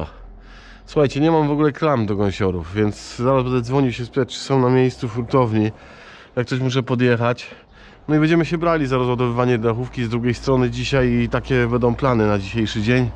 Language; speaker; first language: Polish; native; Polish